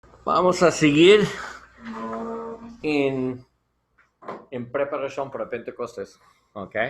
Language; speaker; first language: Spanish; non-native, learner; English